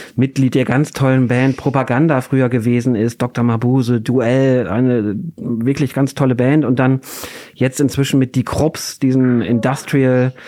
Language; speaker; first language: German; native; German